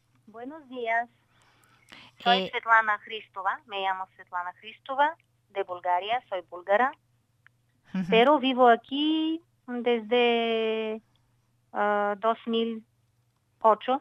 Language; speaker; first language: Spanish; non-native, learner; Bulgarian